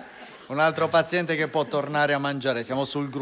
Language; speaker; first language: Italian; native; Italian